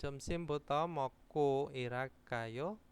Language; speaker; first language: Korean; non-native, fluent; Indonesian